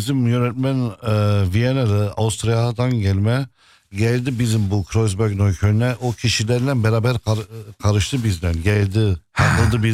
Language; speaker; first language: Turkish; early bilingual, heritage; Turkish